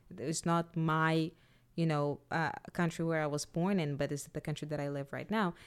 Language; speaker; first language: English; non-native, fluent; Portuguese